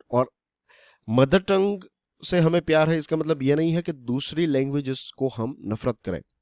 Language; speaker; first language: Hindi; non-native, local second language; Gujarati